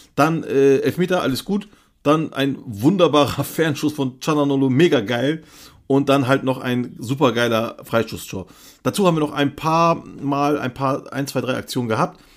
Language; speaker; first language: German; early bilingual, other home language; Turkish